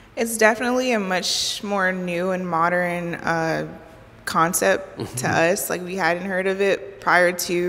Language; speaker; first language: English; native; English